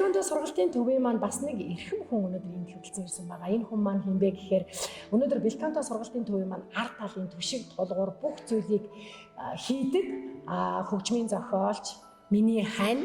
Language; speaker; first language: Mongolian; native; Mongolian